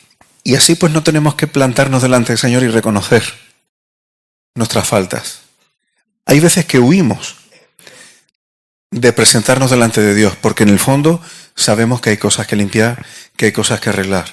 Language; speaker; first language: Spanish; native; Spanish